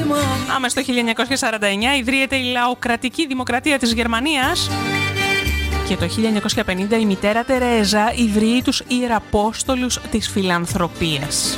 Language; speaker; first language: Greek; native; Greek